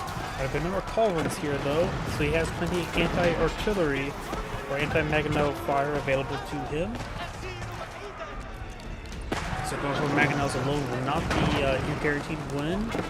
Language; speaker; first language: English; native; English